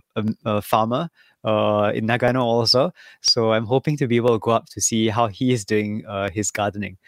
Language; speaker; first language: English; native; English